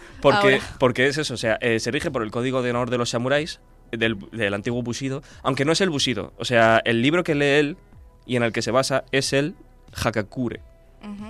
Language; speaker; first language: Spanish; native; Spanish